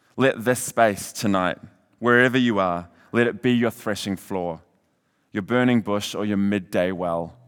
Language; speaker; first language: English; native; English